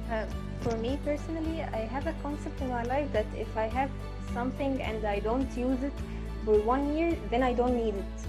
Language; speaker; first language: English; non-native, fluent; Arabic